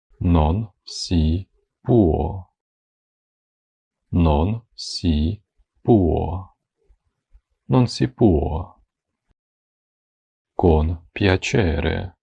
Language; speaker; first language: Italian; non-native, fluent; Ukrainian